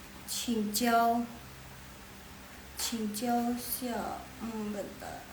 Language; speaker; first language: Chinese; non-native, fluent; Indonesian